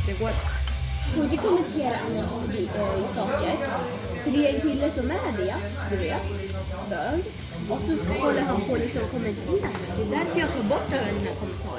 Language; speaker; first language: Swedish; early bilingual, other home language; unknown